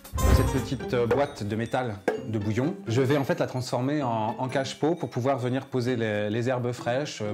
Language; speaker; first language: French; native; French